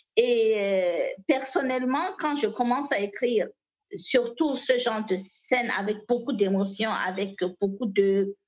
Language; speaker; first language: French; non-native, local second language; Fula